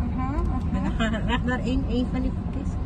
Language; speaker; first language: Dutch; non-native, fluent; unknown